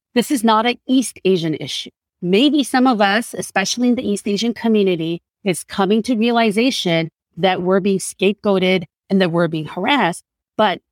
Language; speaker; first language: English; non-native, fluent; Korean